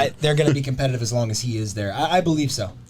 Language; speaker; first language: English; native; English